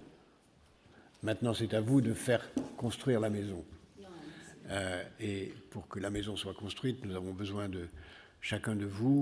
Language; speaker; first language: French; native; French